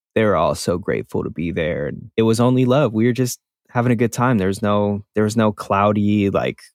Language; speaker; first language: English; native; English